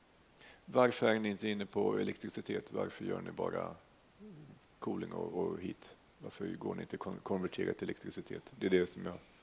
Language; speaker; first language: Swedish; native; Swedish